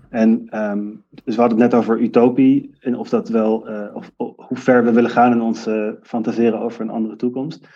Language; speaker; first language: Dutch; native; Dutch